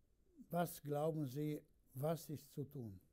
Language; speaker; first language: German; non-native, learner; Slovenian